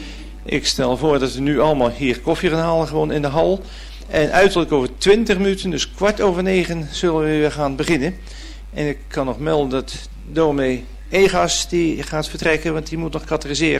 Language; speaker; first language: Dutch; native; Dutch